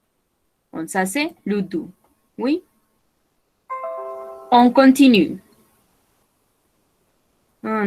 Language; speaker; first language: French; non-native, fluent; Spanish